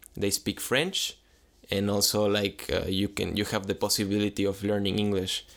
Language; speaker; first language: English; non-native, fluent; Spanish